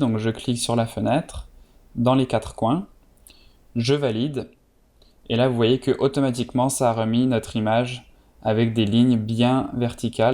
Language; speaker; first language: French; native; French